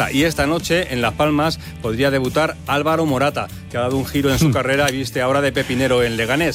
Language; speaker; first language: Spanish; native; Spanish